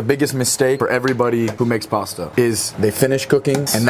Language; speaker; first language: English; native; English